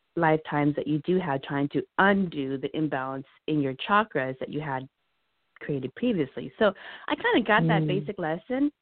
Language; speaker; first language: English; early bilingual, heritage; Lao